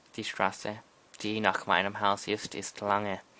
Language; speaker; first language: German; non-native, learner; English